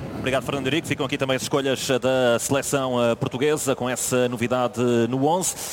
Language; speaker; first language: Portuguese; native; Portuguese